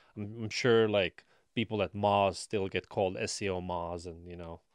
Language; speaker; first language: English; non-native, fluent; Estonian